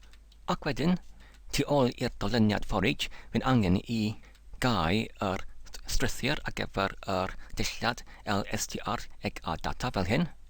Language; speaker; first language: Welsh; non-native, learner; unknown